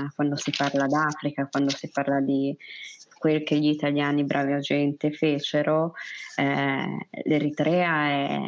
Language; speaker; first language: Italian; native; Italian